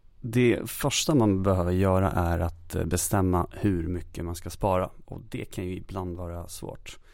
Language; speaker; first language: Swedish; native; Swedish